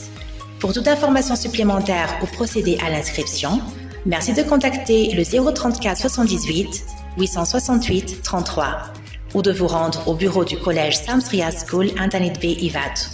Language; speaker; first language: French; non-native, local second language; Malagasy